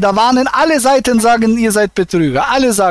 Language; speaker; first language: German; native; German